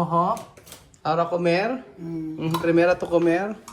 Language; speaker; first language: Spanish; non-native, learner; Filipino